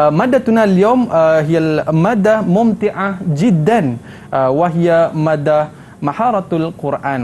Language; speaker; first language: Arabic; non-native, fluent; Malay